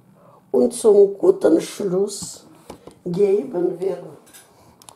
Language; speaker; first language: German; non-native, fluent; Russian